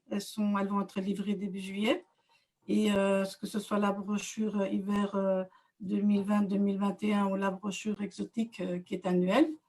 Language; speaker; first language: French; native; French